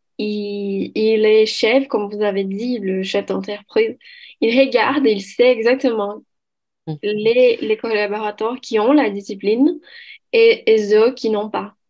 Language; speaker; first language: French; non-native, fluent; Portuguese